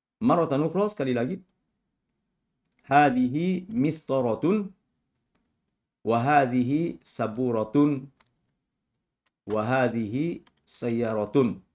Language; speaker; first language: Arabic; non-native, fluent; Malay